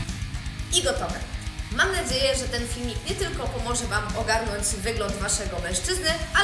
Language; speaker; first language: Polish; native; Polish